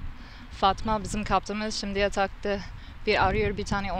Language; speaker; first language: Turkish; non-native, fluent; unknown